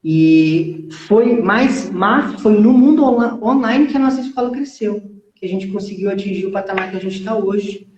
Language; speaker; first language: Portuguese; early bilingual, heritage; Portuguese